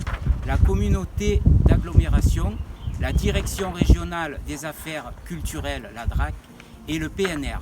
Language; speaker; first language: French; native; French